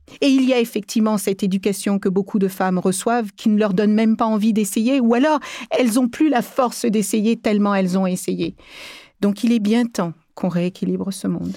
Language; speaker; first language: French; early bilingual, other home language; Kabuverdianu